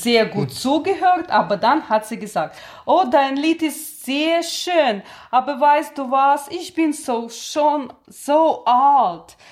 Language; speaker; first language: German; non-native, learner; Russian